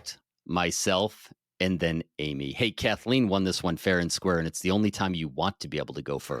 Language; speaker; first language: English; native; English